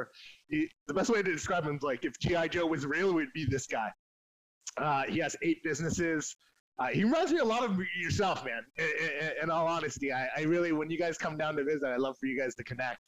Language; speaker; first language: English; native; English